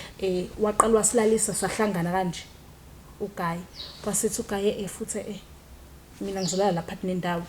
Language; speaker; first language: Zulu; native; Zulu